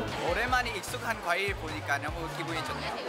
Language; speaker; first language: Korean; non-native, fluent; Vietnamese